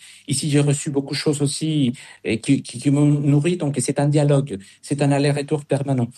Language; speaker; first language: French; non-native, fluent; Spanish